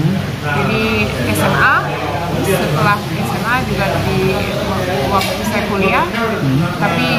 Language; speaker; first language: Indonesian; early bilingual, heritage; English